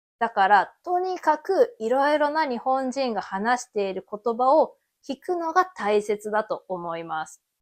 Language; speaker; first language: Japanese; native; Japanese